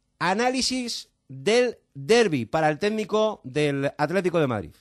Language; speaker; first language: Spanish; native; Spanish